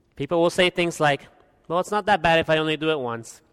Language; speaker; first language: English; early bilingual, other home language; Spanish